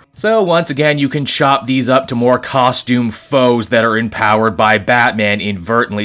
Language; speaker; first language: English; native; English